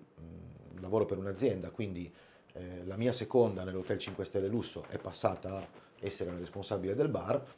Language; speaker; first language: Italian; native; Italian